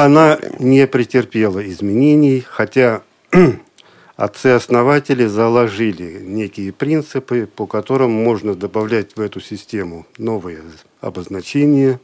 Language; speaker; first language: Russian; native; Russian